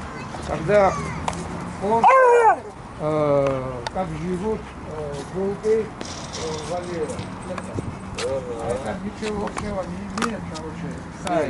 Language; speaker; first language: Russian; non-native, fluent; Georgian